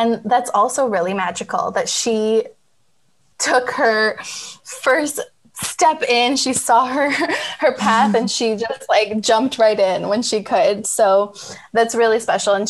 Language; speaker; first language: English; native; English